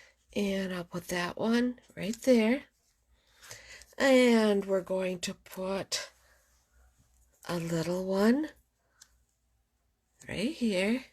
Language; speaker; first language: English; native; English